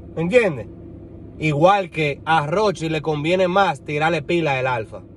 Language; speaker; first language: Spanish; native; Spanish